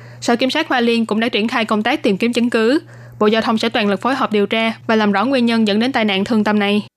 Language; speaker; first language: Vietnamese; native; Vietnamese